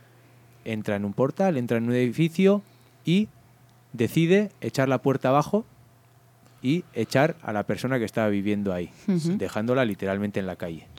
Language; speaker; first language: Spanish; native; Spanish